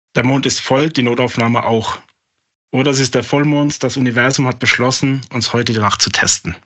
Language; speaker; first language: German; native; German